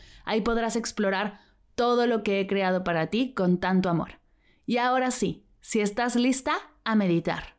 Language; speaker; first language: Spanish; native; Spanish